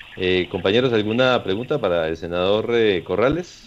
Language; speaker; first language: Spanish; native; Spanish